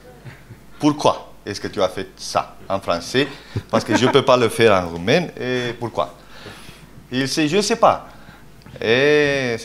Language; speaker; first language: French; non-native, fluent; Romanian